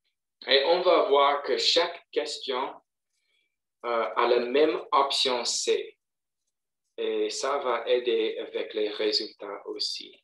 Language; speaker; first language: French; non-native, fluent; English